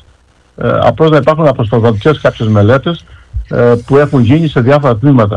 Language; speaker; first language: Greek; native; Greek